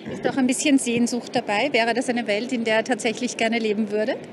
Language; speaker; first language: German; native; German